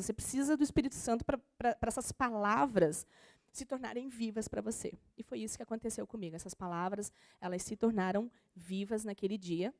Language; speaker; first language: Portuguese; native; Portuguese